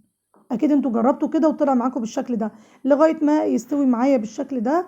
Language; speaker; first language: Arabic; native; Arabic